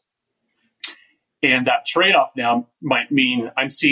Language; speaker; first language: English; native; English